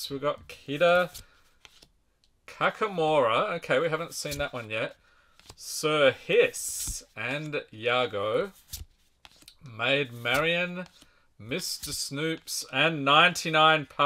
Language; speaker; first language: English; native; English